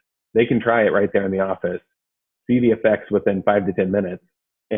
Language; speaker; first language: English; native; English